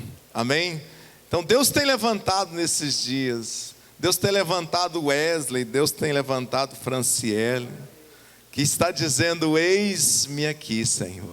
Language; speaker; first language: Portuguese; native; Portuguese